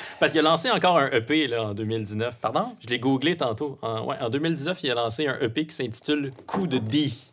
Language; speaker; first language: French; native; French